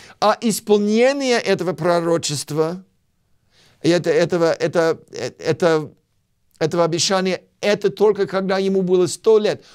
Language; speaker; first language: Russian; non-native, fluent; English